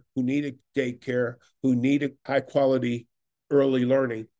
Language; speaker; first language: English; native; English